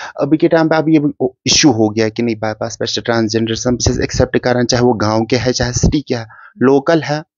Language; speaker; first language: Hindi; non-native, local second language; Kashmiri